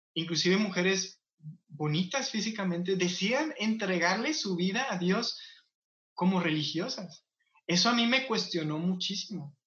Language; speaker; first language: Spanish; native; Spanish